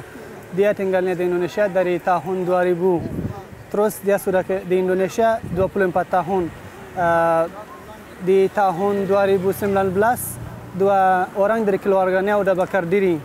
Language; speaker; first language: Indonesian; non-native, fluent; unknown